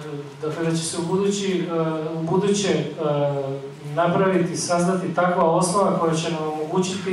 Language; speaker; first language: Bosnian; native; Bosnian